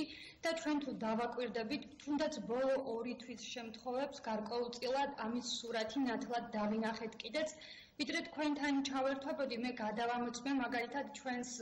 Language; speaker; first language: Georgian; native; Georgian